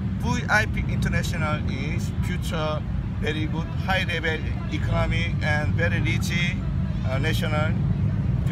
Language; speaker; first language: English; non-native, learner; Korean